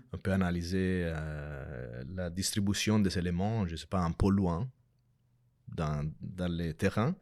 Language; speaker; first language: French; non-native, fluent; Italian